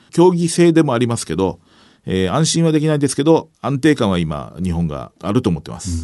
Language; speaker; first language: Japanese; native; Japanese